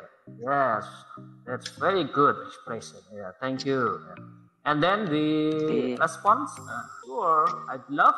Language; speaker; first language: English; non-native, learner; Indonesian